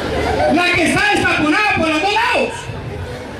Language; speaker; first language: Spanish; native; Spanish